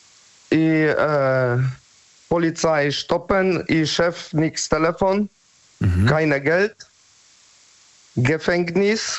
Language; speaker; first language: German; non-native, learner; Polish